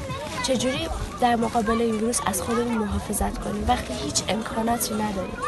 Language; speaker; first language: Persian; native; Persian